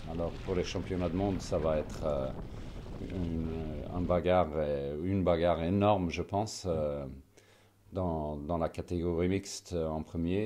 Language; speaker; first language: French; non-native, fluent; Swedish